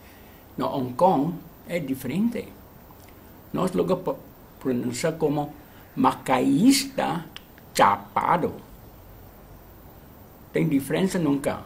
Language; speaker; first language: Portuguese; non-native, learner; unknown